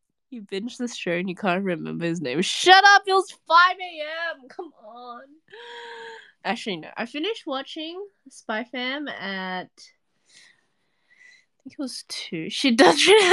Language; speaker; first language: English; native; English